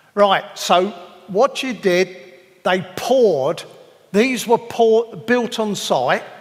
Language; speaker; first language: English; native; English